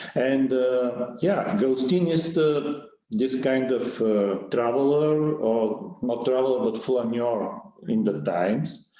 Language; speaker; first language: English; non-native, fluent; Bulgarian